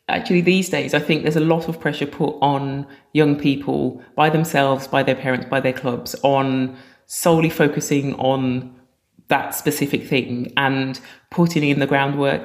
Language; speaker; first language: English; native; English